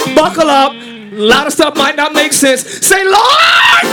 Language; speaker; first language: English; native; English